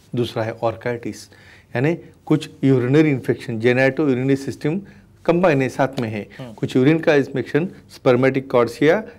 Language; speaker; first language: Hindi; non-native, local second language; Marathi